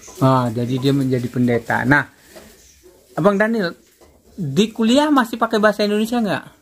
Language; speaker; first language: Indonesian; native; Indonesian